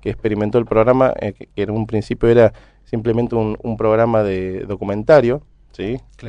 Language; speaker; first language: Spanish; native; Spanish